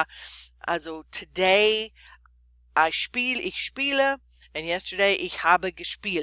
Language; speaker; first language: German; non-native, fluent; English